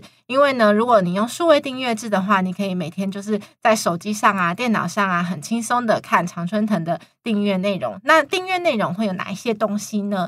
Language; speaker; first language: Chinese; native; Chinese